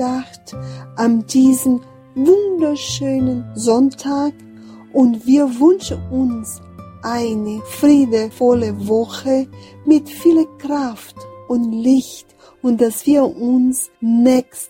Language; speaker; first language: German; non-native, learner; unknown